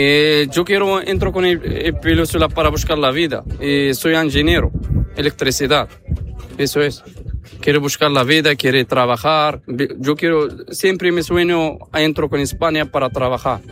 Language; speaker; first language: Spanish; non-native, learner; Arabic